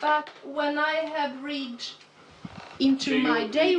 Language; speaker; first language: English; non-native, fluent; Swedish